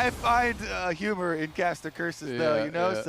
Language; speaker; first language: English; native; English